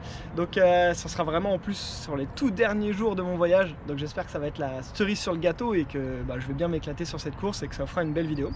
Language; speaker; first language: French; native; French